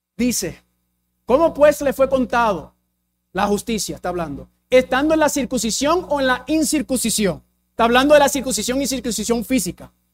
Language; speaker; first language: Spanish; early bilingual, heritage; English